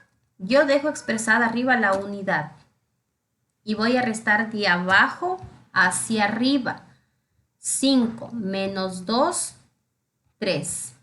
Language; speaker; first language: Spanish; native; Spanish